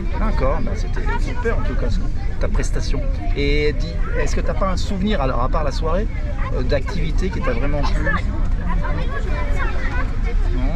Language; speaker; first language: French; native; French